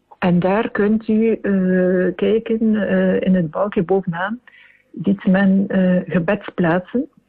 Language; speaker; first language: Dutch; native; Dutch